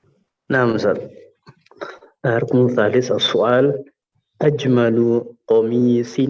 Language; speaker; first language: Arabic; non-native, learner; Indonesian